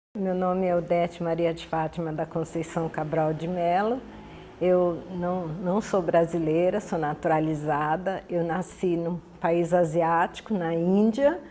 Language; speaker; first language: Portuguese; early bilingual, other home language; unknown